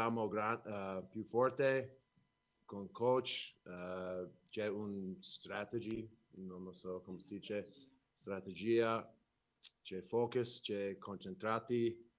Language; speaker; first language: Italian; non-native, learner; English